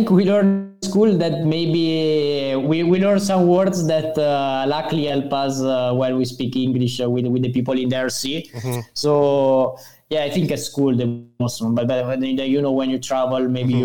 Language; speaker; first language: English; non-native, learner; Italian